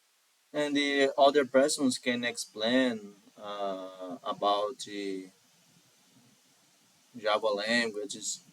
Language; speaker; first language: English; non-native, learner; Portuguese